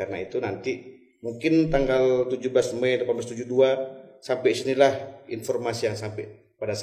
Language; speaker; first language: Indonesian; native; Indonesian